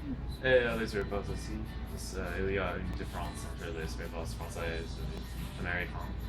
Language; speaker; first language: French; non-native, learner; English